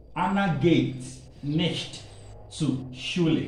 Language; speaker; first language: German; non-native, learner; Akan